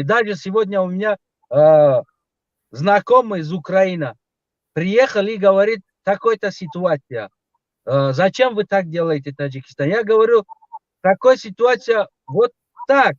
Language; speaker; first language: Russian; non-native, local second language; Tajik